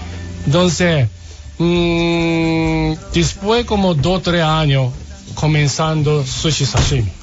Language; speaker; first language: Spanish; non-native, learner; Japanese